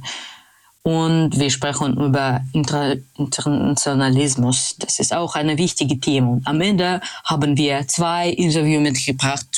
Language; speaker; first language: German; non-native, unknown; Russian